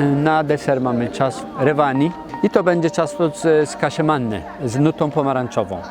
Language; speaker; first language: Polish; non-native, fluent; Turkish